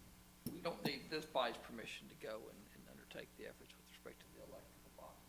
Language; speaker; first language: English; native; English